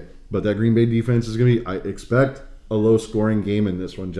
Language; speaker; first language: English; native; English